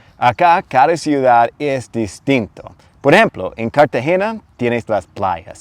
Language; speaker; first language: Spanish; non-native, fluent; English